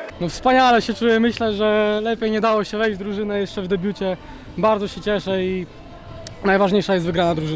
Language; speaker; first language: Polish; native; Polish